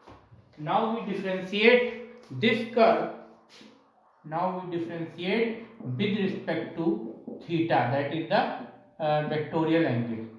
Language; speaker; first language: English; non-native, local second language; Hindi